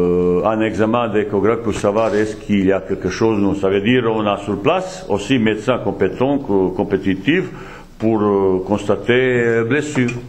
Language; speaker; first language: French; non-native, fluent; Bosnian